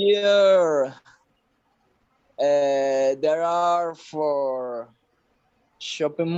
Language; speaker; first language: English; non-native, learner; Spanish